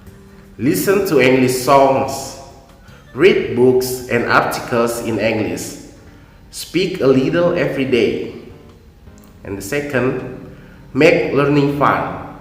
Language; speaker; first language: English; non-native, fluent; Indonesian